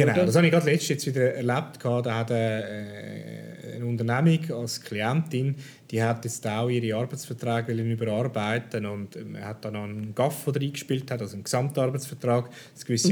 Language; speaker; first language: German; native; German